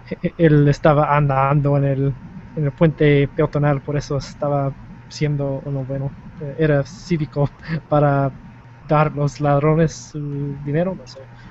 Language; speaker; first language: Spanish; non-native, learner; English